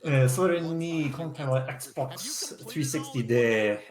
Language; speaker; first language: Japanese; non-native, learner; English